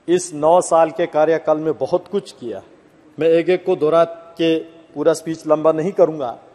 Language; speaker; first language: Hindi; native; Hindi